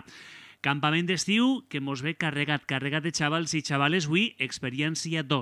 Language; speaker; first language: Catalan; native; Catalan